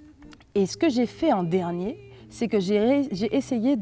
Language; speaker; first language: French; native; French